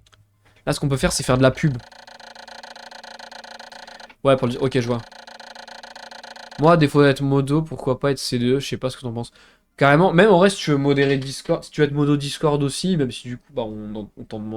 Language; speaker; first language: French; native; French